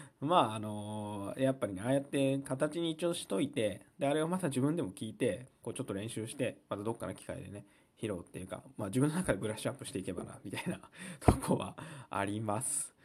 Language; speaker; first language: Japanese; native; Japanese